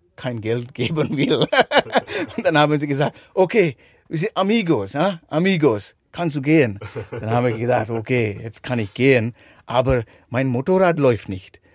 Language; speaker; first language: German; non-native, fluent; Sinhala